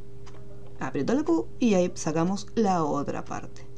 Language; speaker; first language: Spanish; native; Spanish